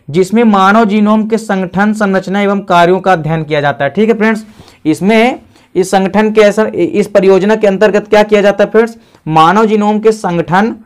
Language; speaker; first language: Hindi; native; Hindi